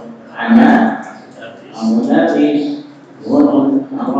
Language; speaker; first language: Arabic; non-native, learner; Malay